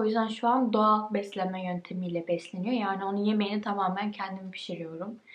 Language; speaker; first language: Turkish; early bilingual, heritage; Turkish